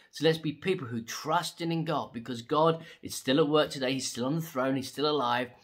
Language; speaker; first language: English; native; English